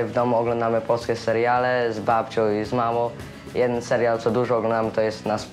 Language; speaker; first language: Polish; early bilingual, heritage; Polish